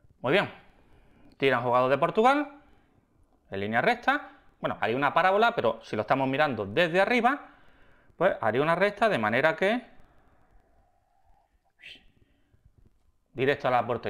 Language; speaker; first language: Spanish; native; Spanish